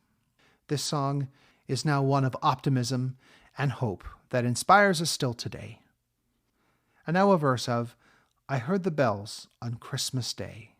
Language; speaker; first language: English; native; English